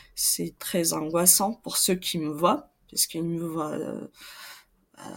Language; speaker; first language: French; non-native, fluent; Portuguese